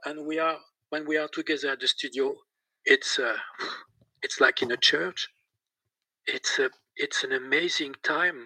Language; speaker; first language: English; non-native, learner; French